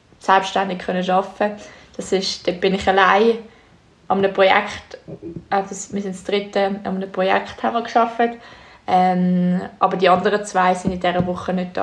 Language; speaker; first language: German; native; German